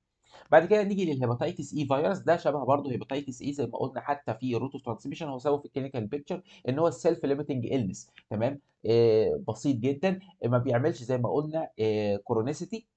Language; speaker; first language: Arabic; native; Arabic